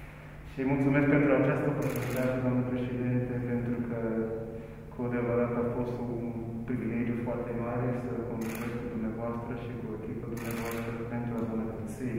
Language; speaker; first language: Romanian; non-native, learner; English